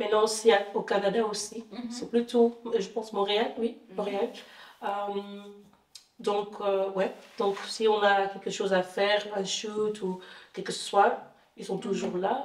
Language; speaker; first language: French; non-native, fluent; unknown